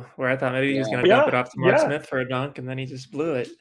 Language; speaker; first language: English; native; English